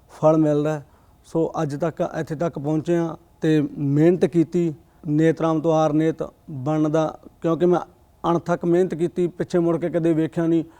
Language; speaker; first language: Punjabi; native; Punjabi